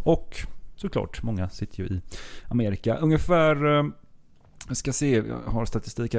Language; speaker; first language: Swedish; native; Swedish